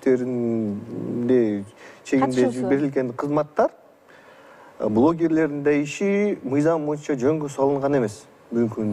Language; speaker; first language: Kyrgyz; native; Kyrgyz